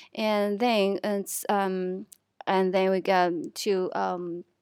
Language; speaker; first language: English; non-native, fluent; Chinese